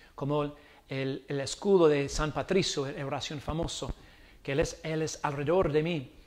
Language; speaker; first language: Spanish; non-native, learner; English